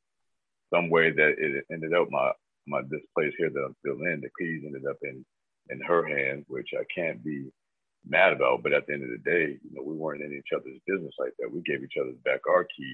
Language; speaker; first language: English; native; English